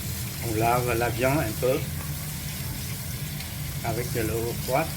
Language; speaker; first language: French; non-native, fluent; Vietnamese